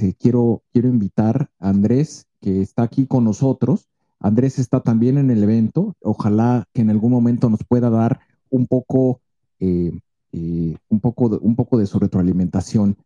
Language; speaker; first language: Spanish; native; Spanish